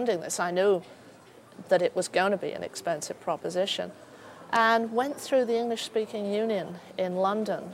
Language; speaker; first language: English; native; English